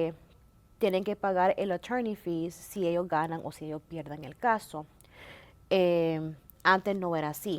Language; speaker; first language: Spanish; early bilingual, heritage; Spanish